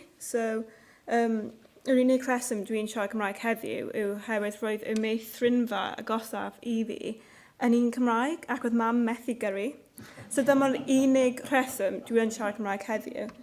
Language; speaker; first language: Welsh; non-native, local second language; English